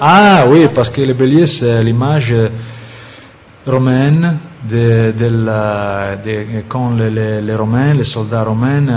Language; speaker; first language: French; non-native, fluent; Italian